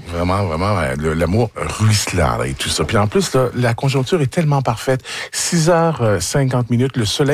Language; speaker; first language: French; native; French